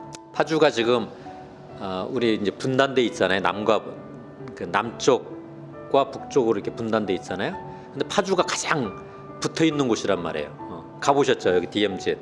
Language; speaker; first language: Korean; native; Korean